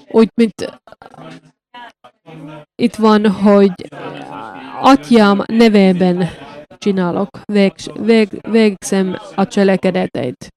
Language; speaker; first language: Hungarian; non-native, learner; Finnish